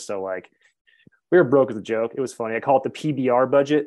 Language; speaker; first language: English; native; English